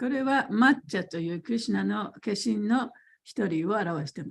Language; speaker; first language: Japanese; native; Japanese